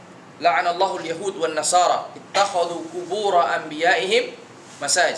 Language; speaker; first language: Indonesian; native; Indonesian